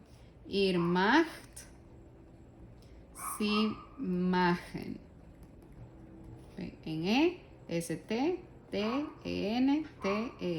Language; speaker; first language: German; non-native, fluent; Spanish